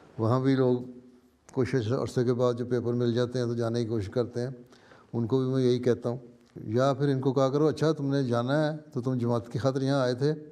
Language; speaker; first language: Urdu; native; Urdu